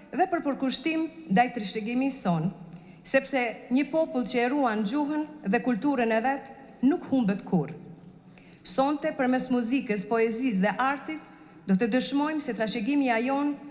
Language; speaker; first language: Albanian; non-native, local second language; Romany